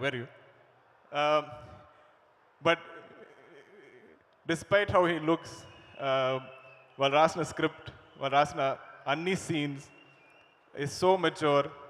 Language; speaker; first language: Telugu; non-native, learner; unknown